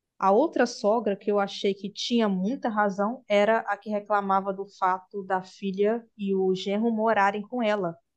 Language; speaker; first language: Portuguese; native; Portuguese